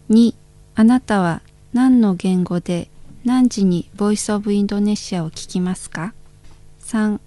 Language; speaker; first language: Japanese; non-native, fluent; Indonesian